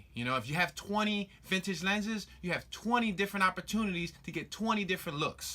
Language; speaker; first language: English; native; English